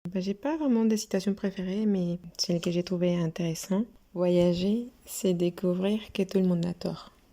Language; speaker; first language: French; non-native, fluent; Spanish